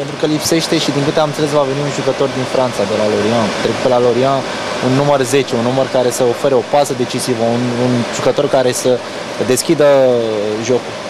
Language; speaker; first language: Romanian; native; Romanian